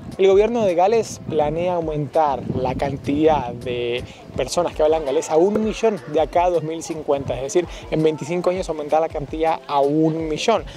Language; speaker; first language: Spanish; native; Spanish